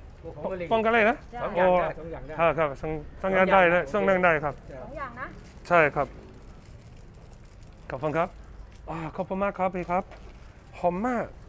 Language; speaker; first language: Thai; non-native, learner; English